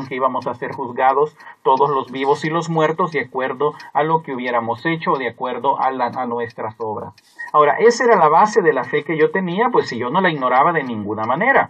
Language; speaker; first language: Spanish; native; Spanish